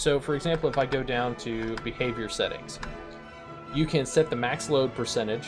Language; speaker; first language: English; native; English